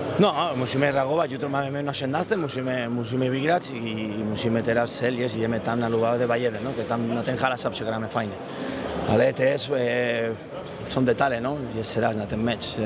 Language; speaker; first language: Polish; non-native, learner; Spanish